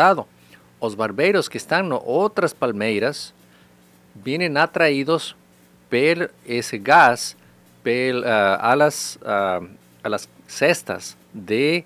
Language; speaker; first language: Portuguese; non-native, learner; Spanish